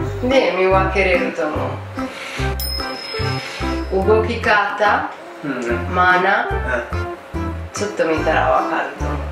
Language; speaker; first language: Japanese; non-native, fluent; Italian